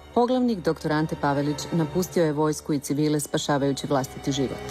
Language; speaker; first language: Croatian; native; Croatian